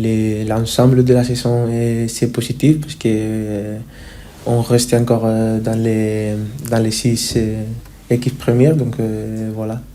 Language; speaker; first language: French; non-native, fluent; Spanish